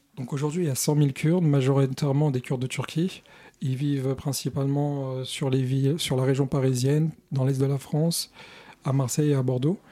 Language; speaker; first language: French; early bilingual, other home language; Kurdish